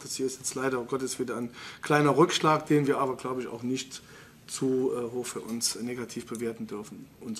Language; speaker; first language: German; native; German